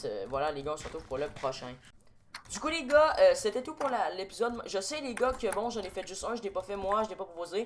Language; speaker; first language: French; native; French